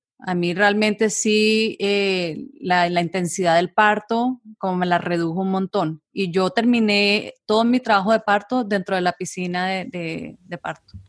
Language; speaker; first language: Spanish; native; Spanish